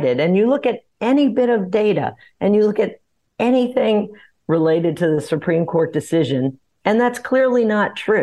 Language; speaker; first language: English; native; English